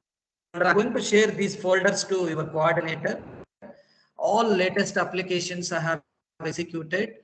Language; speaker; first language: English; non-native, local second language; Telugu